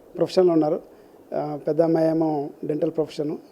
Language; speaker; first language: Telugu; native; Telugu